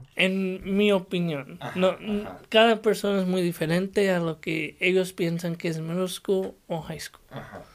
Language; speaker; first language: Spanish; native; Spanish